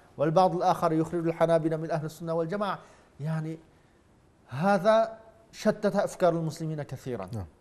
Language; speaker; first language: Arabic; non-native, fluent; Uyghur